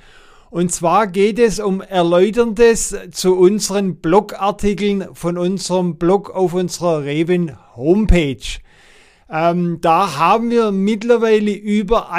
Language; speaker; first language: German; native; German